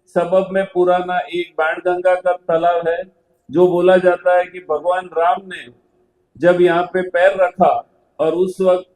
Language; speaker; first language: Hindi; non-native, local second language; Marathi